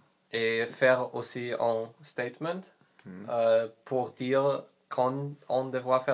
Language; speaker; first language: French; non-native, learner; Polish